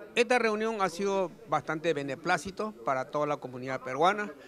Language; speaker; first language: Spanish; native; Spanish